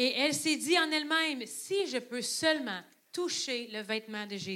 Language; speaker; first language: French; native; French